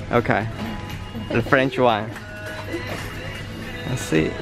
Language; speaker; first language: English; non-native, learner; Chinese